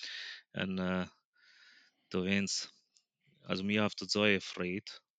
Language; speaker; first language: German; early bilingual, other home language; Plautdietsch